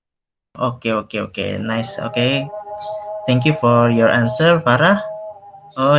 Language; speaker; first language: English; non-native, local second language; Indonesian